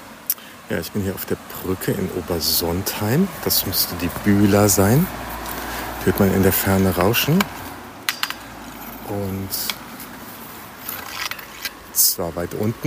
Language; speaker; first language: German; native; German